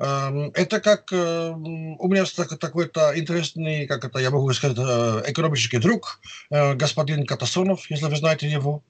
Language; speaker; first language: Russian; non-native, fluent; Dutch